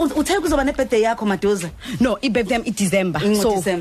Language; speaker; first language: Zulu; non-native, local second language; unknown